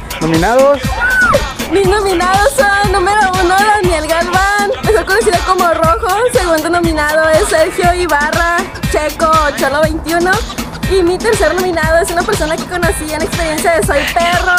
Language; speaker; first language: Spanish; native; Spanish